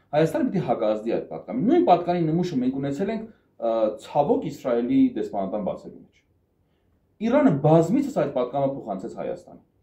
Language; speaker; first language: Armenian; native; Armenian